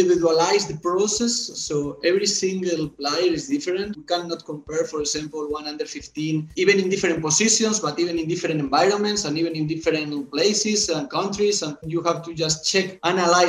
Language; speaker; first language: English; non-native, fluent; Spanish